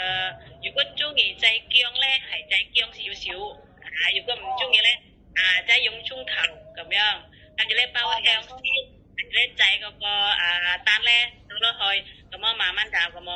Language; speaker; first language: Cantonese; non-native, learner; Indonesian